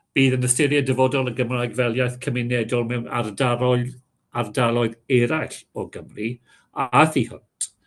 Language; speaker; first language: Welsh; non-native, local second language; English